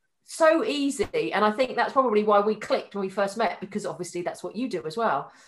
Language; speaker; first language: English; native; English